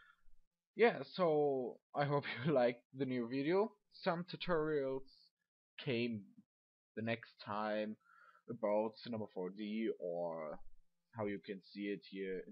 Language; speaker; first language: English; non-native, learner; German